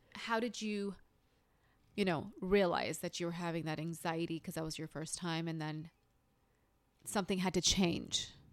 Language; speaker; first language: English; early bilingual, other home language; Hindi